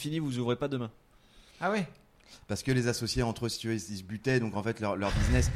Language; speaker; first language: French; native; French